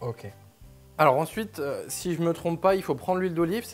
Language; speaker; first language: French; native; French